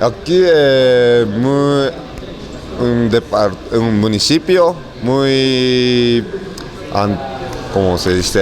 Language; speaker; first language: Spanish; non-native, learner; Japanese